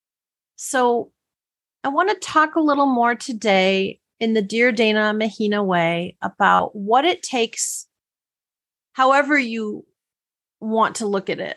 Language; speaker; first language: English; native; English